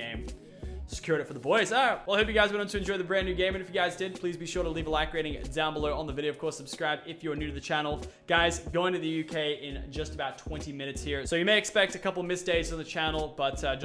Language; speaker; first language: English; native; English